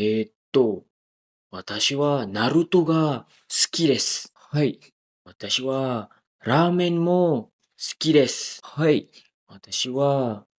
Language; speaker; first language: Japanese; non-native, learner; Malay